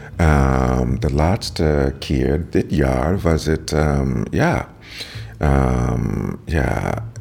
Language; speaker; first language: Dutch; non-native, learner; English